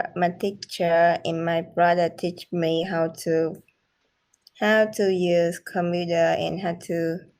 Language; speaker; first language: English; non-native, learner; Vietnamese